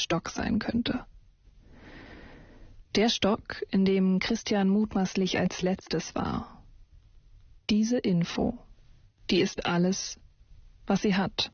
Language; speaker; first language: German; native; German